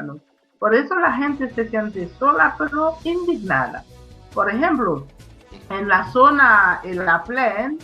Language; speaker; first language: Spanish; non-native, fluent; Haitian Creole